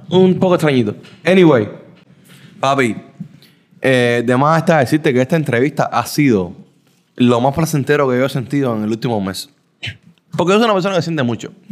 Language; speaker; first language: Spanish; early bilingual, heritage; Spanish